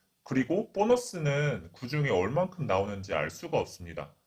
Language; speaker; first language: Korean; native; Korean